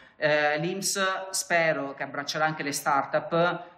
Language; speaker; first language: Italian; native; Italian